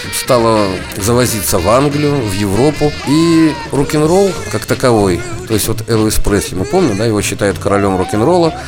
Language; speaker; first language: Russian; native; Russian